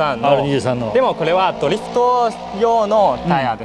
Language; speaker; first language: Japanese; non-native, learner; Chinese